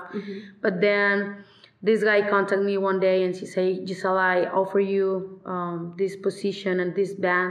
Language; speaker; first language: English; non-native, learner; Spanish